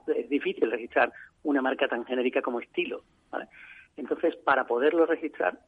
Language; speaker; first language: Spanish; native; Spanish